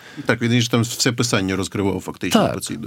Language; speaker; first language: Ukrainian; native; Ukrainian